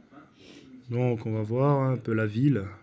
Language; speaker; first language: French; native; French